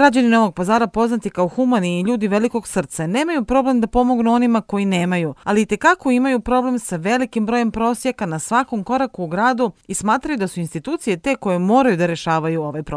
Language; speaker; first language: Serbian; native; Serbian